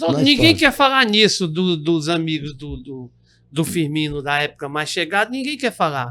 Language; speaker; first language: Portuguese; native; Portuguese